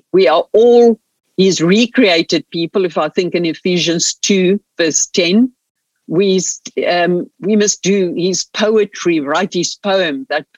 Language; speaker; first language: English; non-native, local second language; Afrikaans